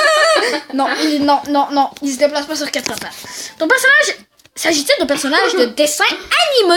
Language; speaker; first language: French; native; French